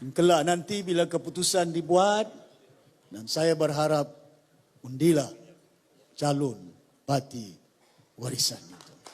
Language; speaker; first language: Malay; native; Malay